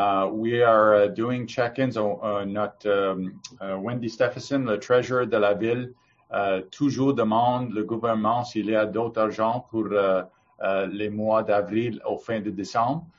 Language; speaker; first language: French; non-native, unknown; English